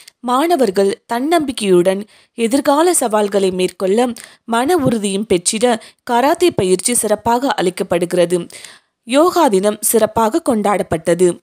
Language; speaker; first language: Tamil; native; Tamil